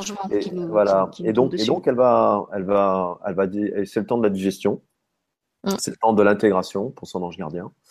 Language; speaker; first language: French; native; French